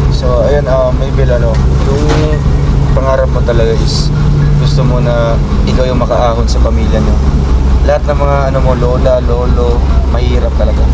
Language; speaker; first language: Filipino; non-native, local second language; Cebuano